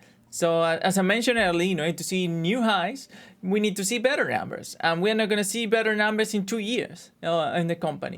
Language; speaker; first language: English; non-native, fluent; Spanish